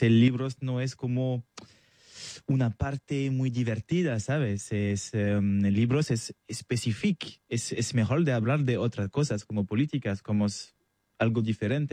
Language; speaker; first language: Spanish; non-native, learner; French